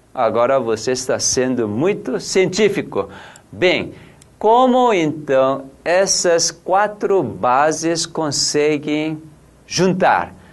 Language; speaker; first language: Portuguese; non-native, fluent; Korean